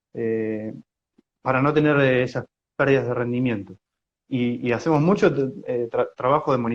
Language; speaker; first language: Spanish; native; Spanish